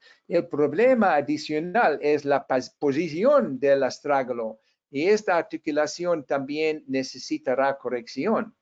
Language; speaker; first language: Spanish; non-native, fluent; English